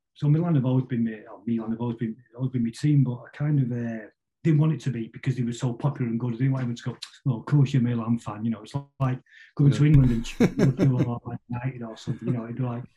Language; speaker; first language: English; native; English